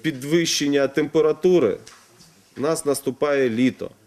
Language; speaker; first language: Ukrainian; non-native, local second language; Russian